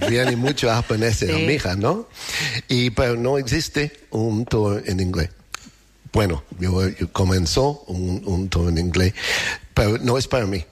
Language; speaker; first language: Spanish; non-native, learner; English